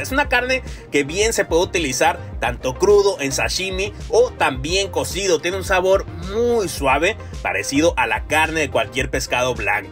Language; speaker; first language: Spanish; native; Spanish